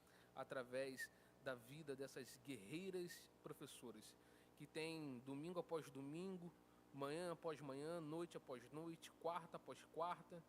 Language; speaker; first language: Portuguese; native; Portuguese